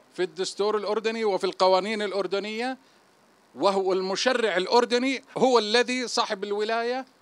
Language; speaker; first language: Arabic; native; Arabic